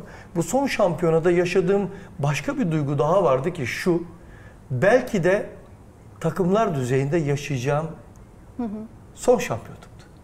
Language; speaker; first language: Turkish; native; Turkish